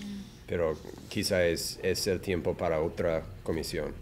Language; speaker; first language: Spanish; non-native, learner; English